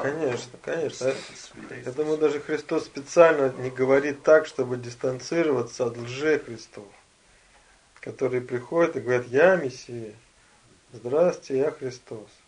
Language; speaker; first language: Russian; native; Russian